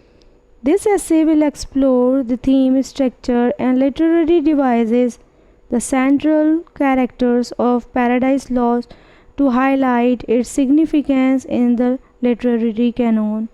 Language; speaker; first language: English; non-native, fluent; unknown